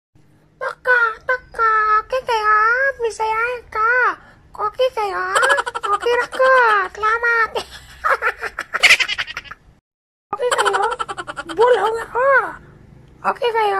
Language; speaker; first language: Cebuano; non-native, learner; Korean